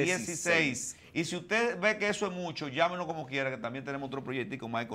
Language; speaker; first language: Spanish; native; Spanish